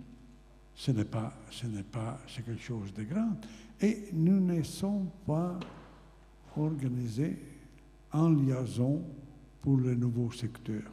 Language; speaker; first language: French; non-native, fluent; Italian